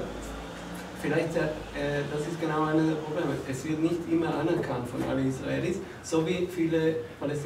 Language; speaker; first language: German; non-native, fluent; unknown